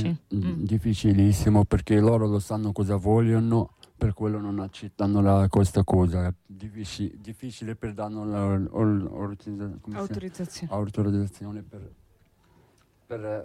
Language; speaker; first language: Italian; non-native, learner; Arabic